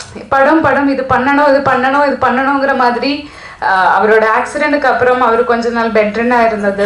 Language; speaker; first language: Tamil; non-native, fluent; Malayalam